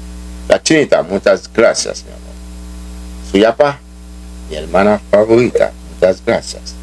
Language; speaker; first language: Spanish; non-native, learner; Haitian Creole